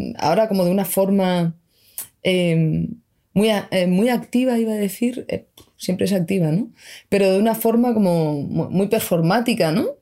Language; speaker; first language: Spanish; native; Spanish